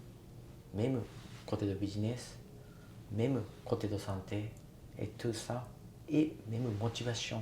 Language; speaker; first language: French; non-native, learner; Japanese